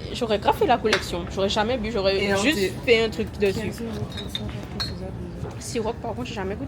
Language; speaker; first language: French; native; French